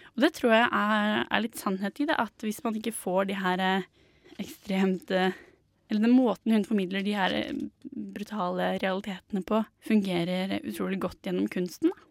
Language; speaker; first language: Norwegian; native; Norwegian